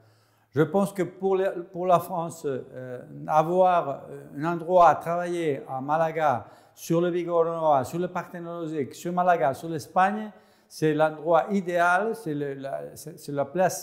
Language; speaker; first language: French; non-native, fluent; Spanish